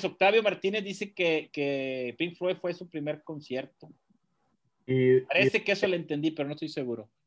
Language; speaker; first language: Spanish; native; Spanish